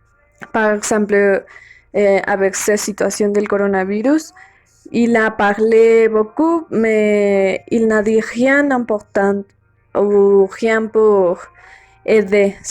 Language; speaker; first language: French; non-native, learner; Spanish